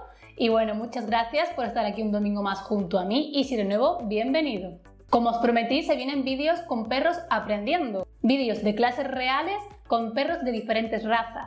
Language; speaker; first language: Spanish; native; Spanish